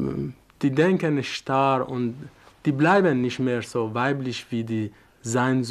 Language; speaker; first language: German; non-native, learner; Persian